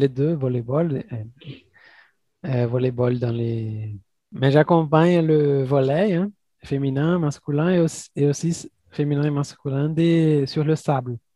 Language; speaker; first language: French; non-native, fluent; Portuguese